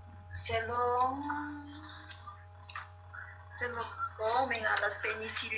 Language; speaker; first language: Spanish; native; Spanish